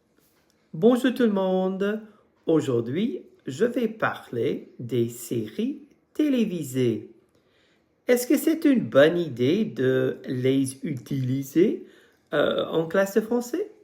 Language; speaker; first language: French; non-native, fluent; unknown